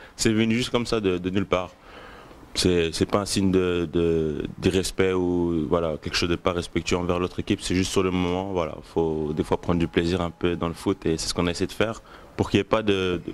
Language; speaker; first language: French; native; French